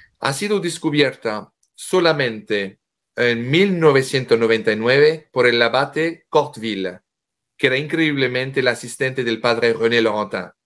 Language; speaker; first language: Spanish; non-native, fluent; French